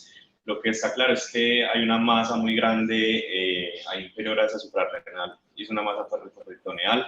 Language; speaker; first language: Spanish; native; Spanish